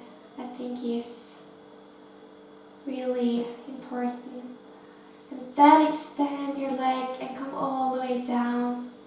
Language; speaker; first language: English; non-native, fluent; Norwegian